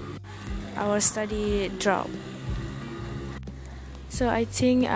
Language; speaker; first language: English; non-native, learner; Malay